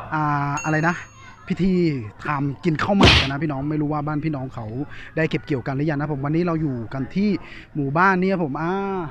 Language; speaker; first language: Thai; non-native, local second language; Akha